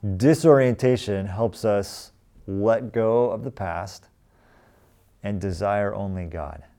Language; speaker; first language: English; native; English